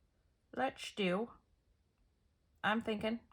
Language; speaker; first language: English; native; English